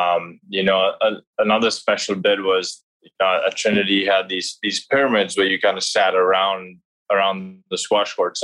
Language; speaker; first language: English; non-native, local second language; Hindi